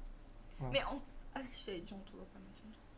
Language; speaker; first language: French; native; French